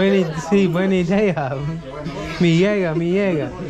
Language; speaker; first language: Spanish; non-native, learner; English